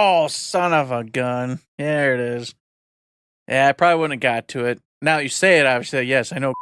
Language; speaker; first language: English; native; English